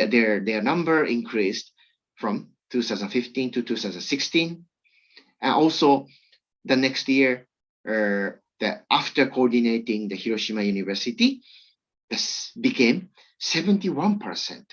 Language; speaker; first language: English; non-native, learner; Japanese